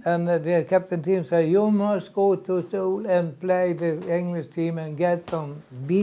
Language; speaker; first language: English; non-native, learner; Swedish